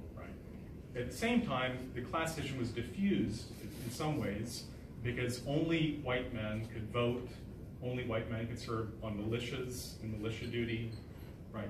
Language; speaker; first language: English; native; English